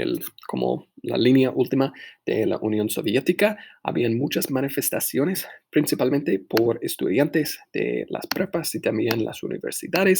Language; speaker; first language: Spanish; non-native, fluent; English